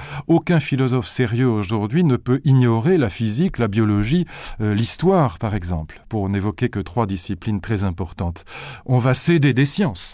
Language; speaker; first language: French; native; French